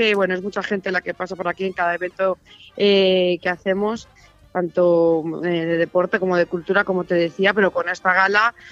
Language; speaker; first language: Spanish; native; Spanish